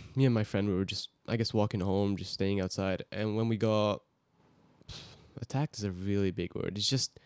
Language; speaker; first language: English; early bilingual, other home language; Hungarian